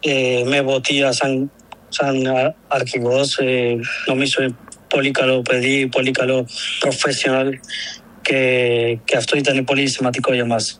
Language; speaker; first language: Greek; non-native, learner; Spanish